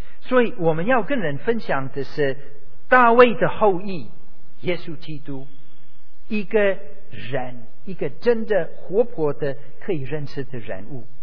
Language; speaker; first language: Chinese; non-native, fluent; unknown